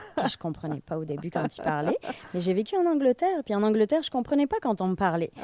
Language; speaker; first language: French; native; French